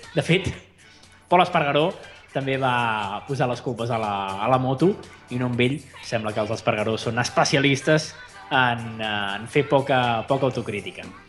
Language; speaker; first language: Catalan; native; Catalan